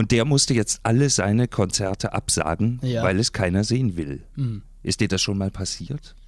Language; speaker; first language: German; native; German